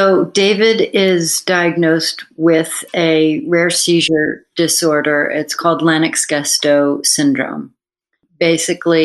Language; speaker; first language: English; native; English